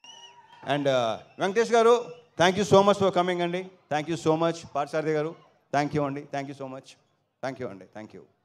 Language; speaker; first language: Telugu; native; Telugu